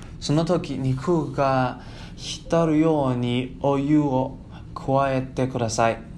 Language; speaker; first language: Japanese; non-native, learner; Chinese